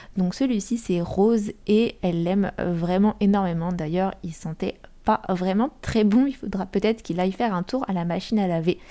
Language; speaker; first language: French; native; French